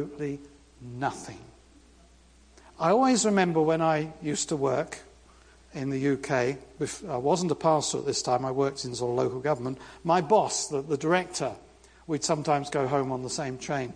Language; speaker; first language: English; native; English